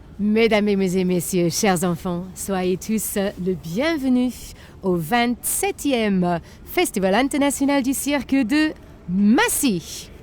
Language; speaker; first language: French; non-native, fluent; English